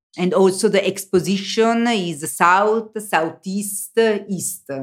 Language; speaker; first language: English; non-native, learner; Italian